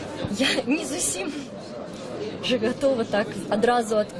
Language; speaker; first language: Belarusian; non-native, local second language; Russian